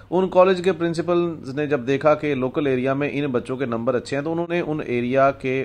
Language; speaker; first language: Urdu; non-native, local second language; Punjabi